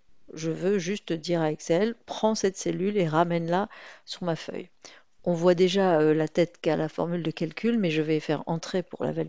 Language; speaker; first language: French; native; French